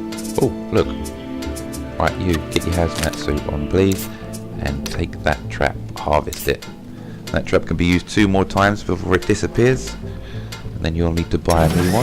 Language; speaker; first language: English; native; English